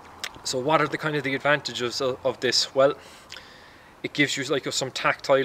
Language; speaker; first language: English; native; English